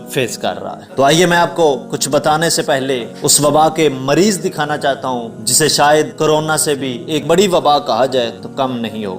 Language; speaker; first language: Urdu; native; Urdu